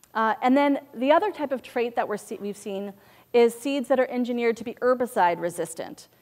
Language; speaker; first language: English; native; English